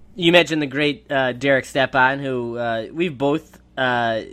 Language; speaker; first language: English; native; English